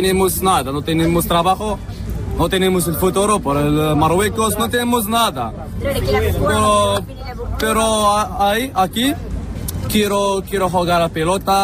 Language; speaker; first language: Spanish; non-native, learner; Arabic